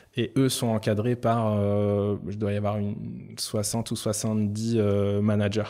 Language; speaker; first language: French; native; French